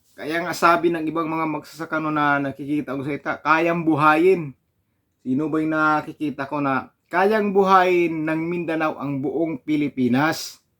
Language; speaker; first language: Filipino; non-native, local second language; Cebuano